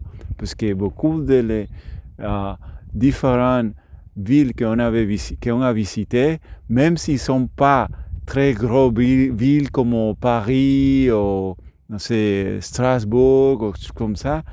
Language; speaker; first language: French; non-native, learner; Spanish